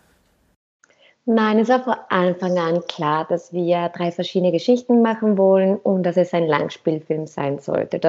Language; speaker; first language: German; non-native, fluent; Spanish